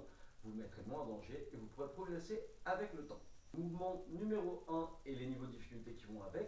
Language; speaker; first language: French; native; French